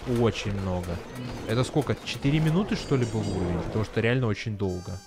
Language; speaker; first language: Russian; native; Russian